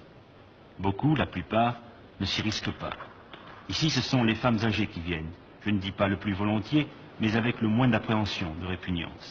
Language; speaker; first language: French; native; French